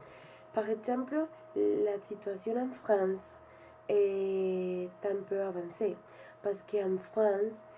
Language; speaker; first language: French; non-native, learner; Spanish